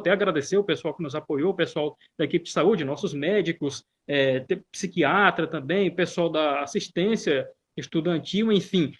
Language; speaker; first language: Portuguese; native; Portuguese